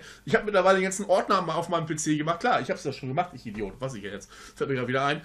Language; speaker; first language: German; native; German